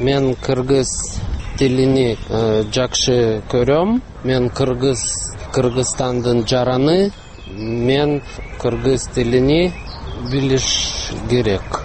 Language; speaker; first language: Kyrgyz; non-native, local second language; Russian